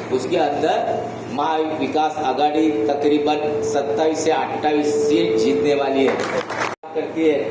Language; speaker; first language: Hindi; non-native, local second language; Marathi